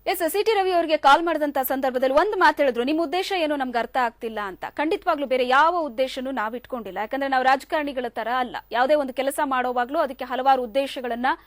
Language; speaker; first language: Kannada; native; Kannada